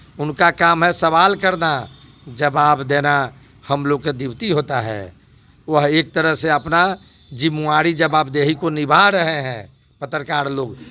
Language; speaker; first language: Hindi; native; Hindi